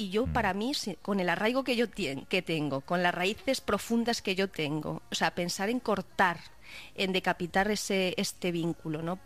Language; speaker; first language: Spanish; native; Spanish